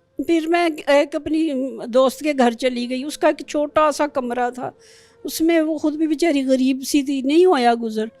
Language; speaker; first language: Urdu; non-native, local second language; Pashto